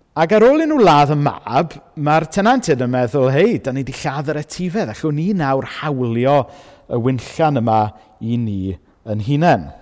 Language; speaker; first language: Welsh; native; Welsh